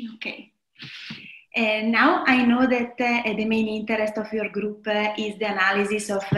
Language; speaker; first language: English; non-native, fluent; Italian